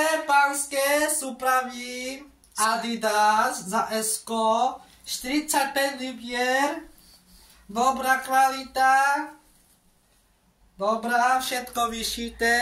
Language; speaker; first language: Slovak; non-native, local second language; Romany